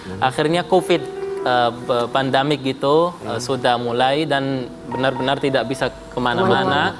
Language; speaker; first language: Indonesian; non-native, fluent; Arabic